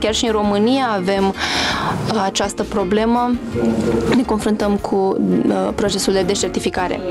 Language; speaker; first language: Romanian; native; Romanian